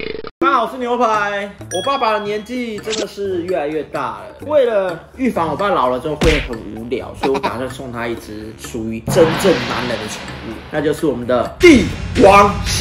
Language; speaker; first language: Chinese; native; Chinese